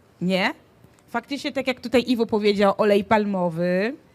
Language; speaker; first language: Polish; non-native, fluent; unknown